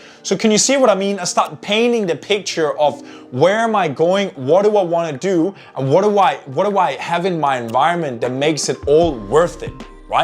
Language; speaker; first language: English; non-native, fluent; Danish